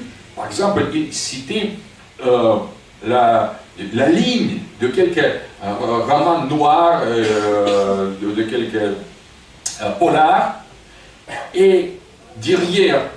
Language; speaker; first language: French; non-native, fluent; Russian